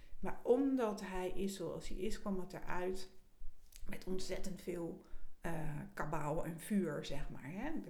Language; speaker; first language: Dutch; native; Dutch